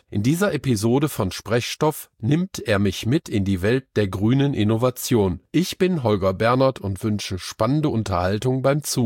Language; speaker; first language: German; native; German